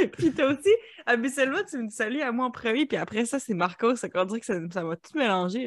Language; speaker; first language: French; native; French